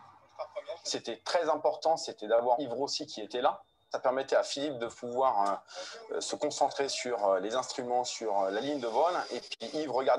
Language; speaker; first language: French; native; French